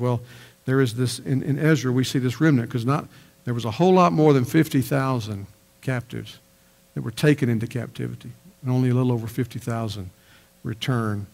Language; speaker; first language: English; native; English